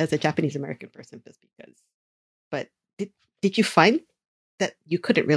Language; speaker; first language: English; native; English